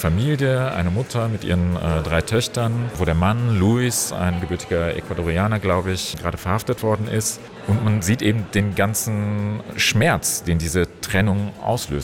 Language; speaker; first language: German; native; German